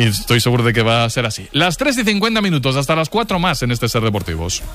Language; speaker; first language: Spanish; native; Spanish